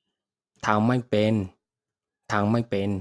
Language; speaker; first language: Thai; non-native, fluent; Burmese